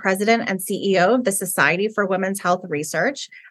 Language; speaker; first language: English; native; English